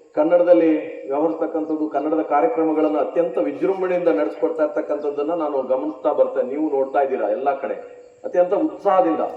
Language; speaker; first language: Kannada; native; Kannada